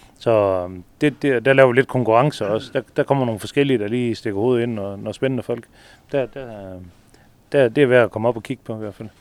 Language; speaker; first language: Danish; native; Danish